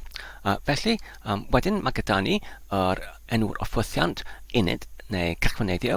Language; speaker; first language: Welsh; non-native, learner; Polish